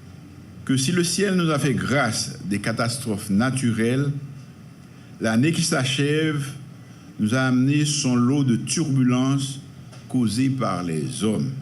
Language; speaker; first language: French; non-native, local second language; Haitian Creole